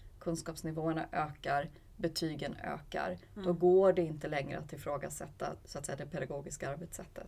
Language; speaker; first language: Swedish; early bilingual, other home language; Persian